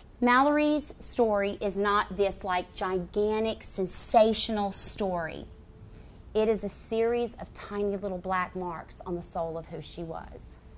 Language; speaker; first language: English; native; English